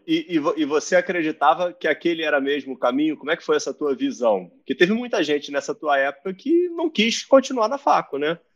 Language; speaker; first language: Portuguese; native; Portuguese